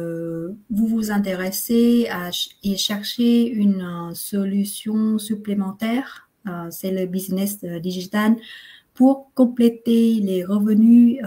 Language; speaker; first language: French; non-native, fluent; Vietnamese